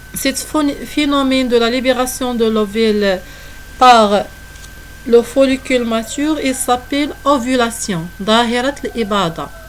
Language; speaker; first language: French; non-native, local second language; Arabic